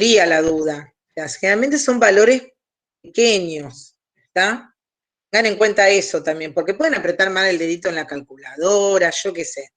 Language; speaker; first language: Spanish; native; Spanish